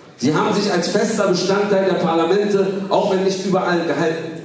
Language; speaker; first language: German; early bilingual, other home language; Kurdish